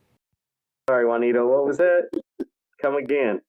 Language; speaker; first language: English; native; English